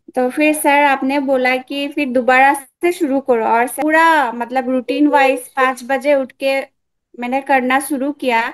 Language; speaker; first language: Hindi; non-native, local second language; Assamese